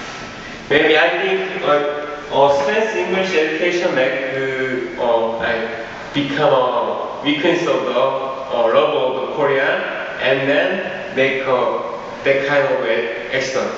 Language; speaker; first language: English; non-native, learner; Korean